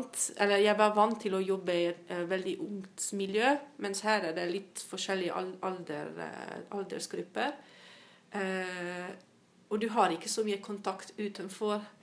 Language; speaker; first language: Norwegian; non-native, fluent; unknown